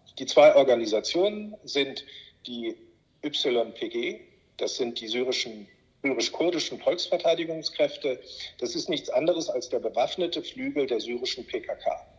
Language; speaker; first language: German; native; German